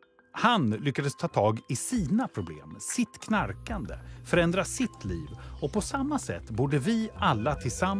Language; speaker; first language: Swedish; native; Swedish